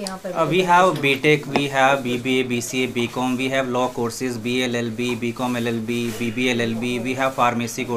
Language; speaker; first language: Hindi; native; Hindi